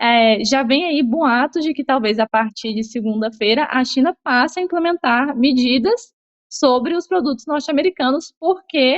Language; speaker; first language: Portuguese; native; Portuguese